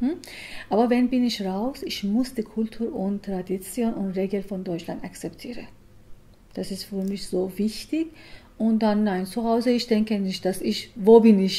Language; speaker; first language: German; non-native, learner; Persian